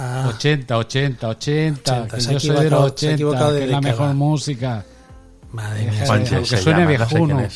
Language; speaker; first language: Spanish; native; Spanish